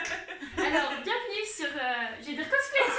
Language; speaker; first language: French; native; French